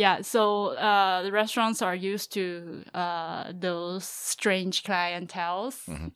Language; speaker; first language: English; non-native, fluent; Chinese